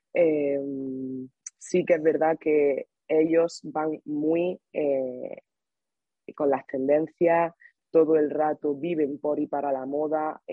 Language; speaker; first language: Spanish; native; Spanish